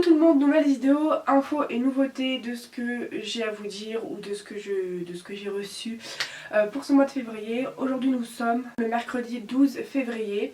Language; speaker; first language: French; native; French